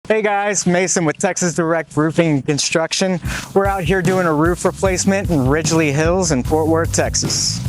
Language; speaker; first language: English; native; English